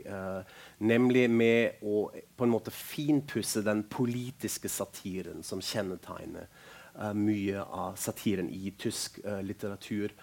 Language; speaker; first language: Norwegian; non-native, fluent; German